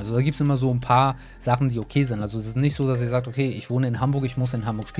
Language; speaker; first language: German; native; German